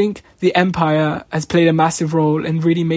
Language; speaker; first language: English; native; English